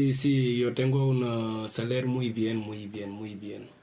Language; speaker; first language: Spanish; non-native, learner; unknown